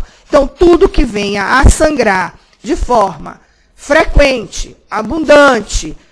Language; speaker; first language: Portuguese; native; Portuguese